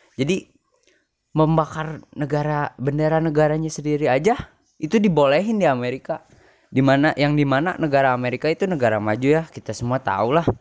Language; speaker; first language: Indonesian; non-native, local second language; Sundanese